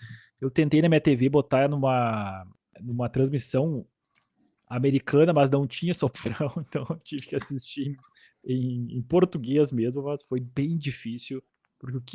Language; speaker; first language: Portuguese; native; Portuguese